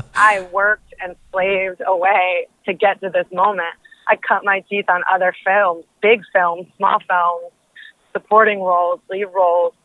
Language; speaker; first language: English; early bilingual, other home language; Spanish